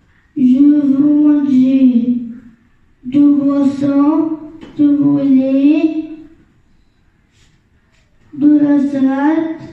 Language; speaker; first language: French; non-native, learner; Arabic